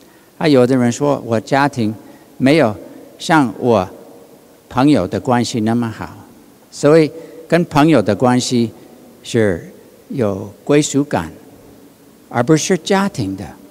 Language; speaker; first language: Chinese; non-native, learner; English